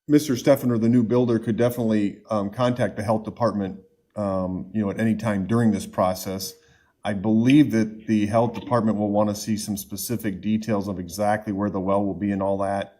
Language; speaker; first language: English; native; English